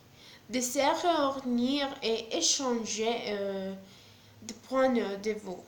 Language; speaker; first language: French; non-native, learner; Spanish